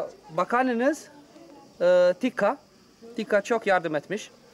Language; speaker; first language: Turkish; non-native, learner; Serbian